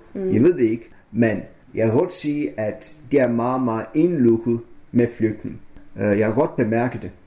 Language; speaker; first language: Danish; non-native, learner; Arabic